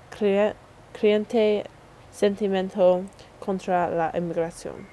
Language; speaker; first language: Spanish; non-native, learner; English